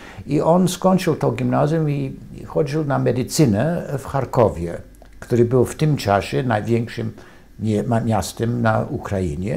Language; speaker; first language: Polish; non-native, fluent; English